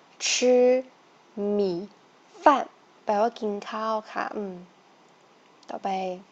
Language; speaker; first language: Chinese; non-native, fluent; Thai